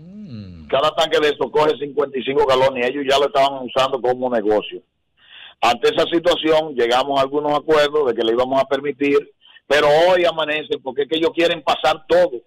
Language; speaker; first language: Spanish; native; Spanish